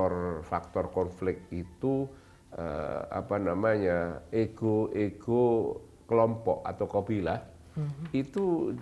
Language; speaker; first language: Indonesian; native; Indonesian